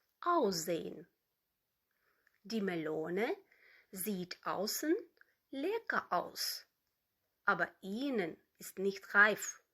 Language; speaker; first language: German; non-native, fluent; Ukrainian